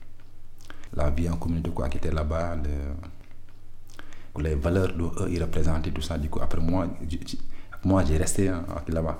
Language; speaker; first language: French; non-native, local second language; Wolof